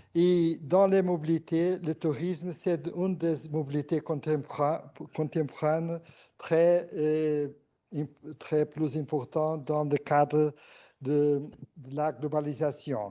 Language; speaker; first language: French; non-native, fluent; Portuguese